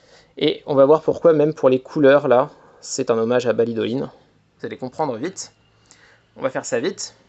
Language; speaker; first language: French; native; French